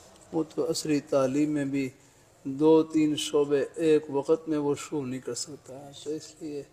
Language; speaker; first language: Urdu; native; Urdu